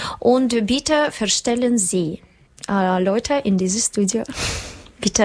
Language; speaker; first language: German; non-native, learner; Russian